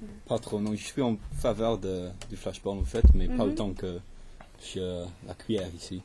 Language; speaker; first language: French; non-native, learner; English